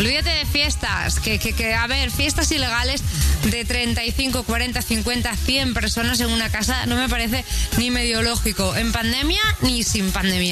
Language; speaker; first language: Spanish; native; Spanish